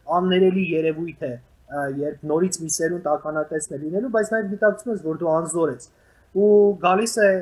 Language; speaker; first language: Armenian; native; Armenian